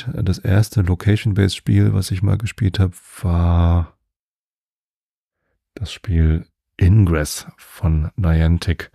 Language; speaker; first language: German; native; German